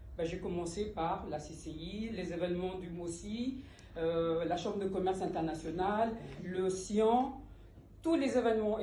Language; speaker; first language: French; early bilingual, other home language; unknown